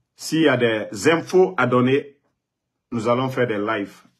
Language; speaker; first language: French; non-native, local second language; Mandingo